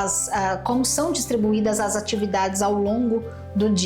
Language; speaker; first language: Portuguese; native; Portuguese